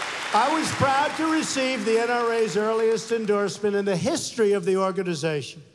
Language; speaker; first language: English; native; English